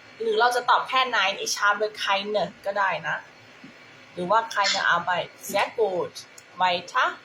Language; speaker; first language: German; non-native, fluent; Thai